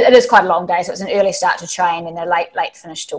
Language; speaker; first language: English; native; English